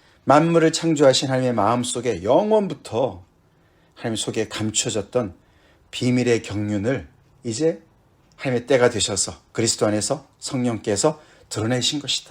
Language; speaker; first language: Korean; native; Korean